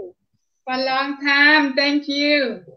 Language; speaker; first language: English; non-native, fluent; Khmer